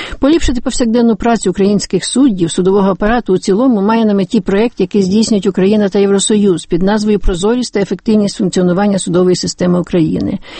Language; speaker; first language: Ukrainian; native; Ukrainian